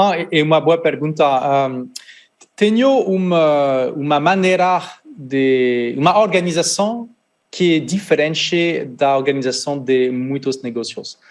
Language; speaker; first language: Portuguese; non-native, learner; French